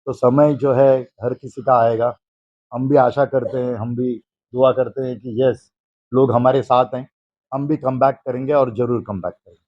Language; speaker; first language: Hindi; non-native, local second language; Marathi